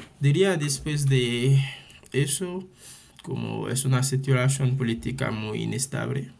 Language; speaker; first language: Spanish; non-native, fluent; Haitian Creole